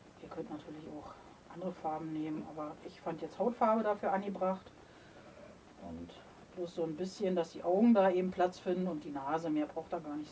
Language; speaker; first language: German; native; German